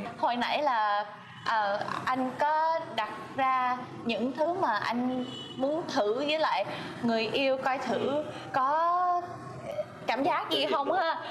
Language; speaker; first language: Vietnamese; early bilingual, heritage; Vietnamese